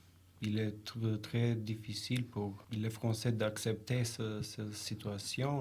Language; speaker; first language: French; non-native, learner; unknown